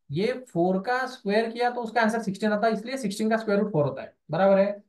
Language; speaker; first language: Hindi; non-native, local second language; Marathi